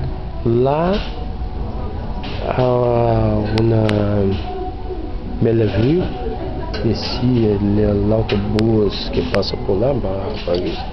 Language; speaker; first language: French; non-native, learner; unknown